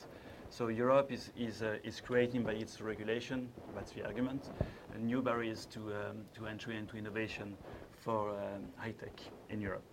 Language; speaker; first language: English; non-native, fluent; French